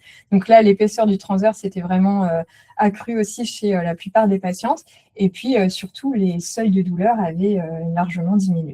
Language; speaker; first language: French; native; French